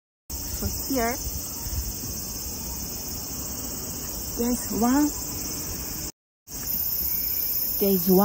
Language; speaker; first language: English; non-native, fluent; Japanese